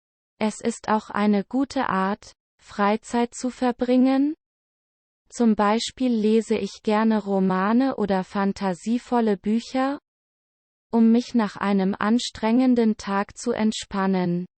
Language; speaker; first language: German; non-native, learner; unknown